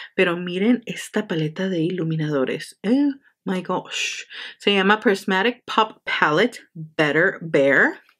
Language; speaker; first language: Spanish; early bilingual, heritage; Spanish